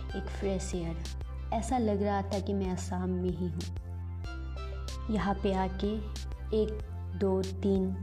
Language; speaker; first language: Hindi; non-native, local second language; Assamese